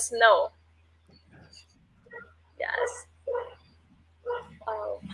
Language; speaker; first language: English; non-native, learner; Vietnamese